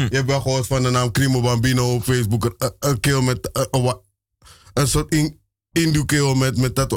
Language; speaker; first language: Dutch; native; Dutch